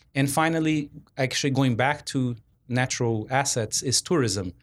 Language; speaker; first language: English; non-native, fluent; Portuguese